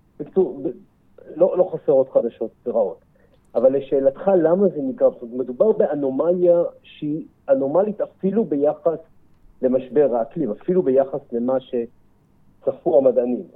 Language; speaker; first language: Hebrew; native; Hebrew